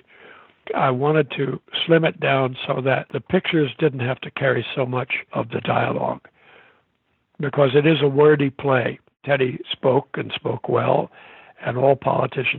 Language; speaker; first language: English; native; English